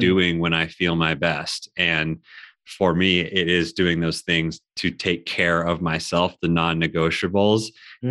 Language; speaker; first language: English; native; English